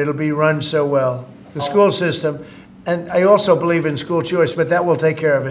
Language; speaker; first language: English; native; English